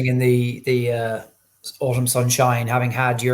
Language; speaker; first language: English; native; English